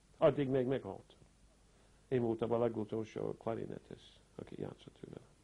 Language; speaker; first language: Hungarian; early bilingual, heritage; Hungarian